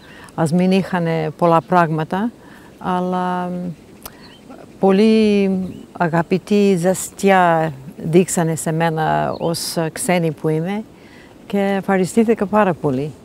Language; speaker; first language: Greek; non-native, fluent; English